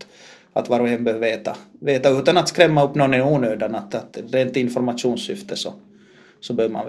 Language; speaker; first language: Swedish; native; Swedish